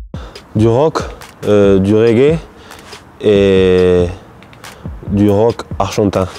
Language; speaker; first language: French; non-native, learner; Spanish